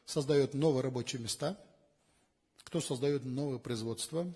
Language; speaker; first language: Russian; non-native, local second language; Kazakh